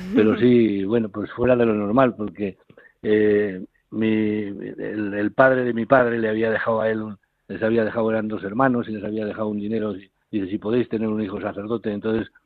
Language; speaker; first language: Spanish; native; Spanish